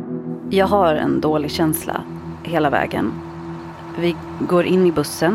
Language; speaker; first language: Swedish; early bilingual, other home language; Arabic